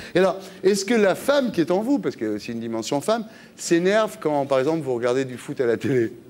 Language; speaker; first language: French; native; French